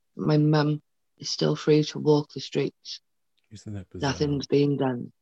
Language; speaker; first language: English; native; English